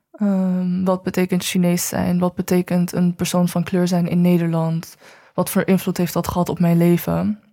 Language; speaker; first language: Dutch; early bilingual, other home language; Chinese